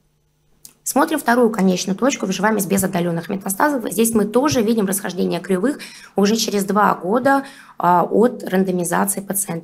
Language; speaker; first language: Russian; native; Russian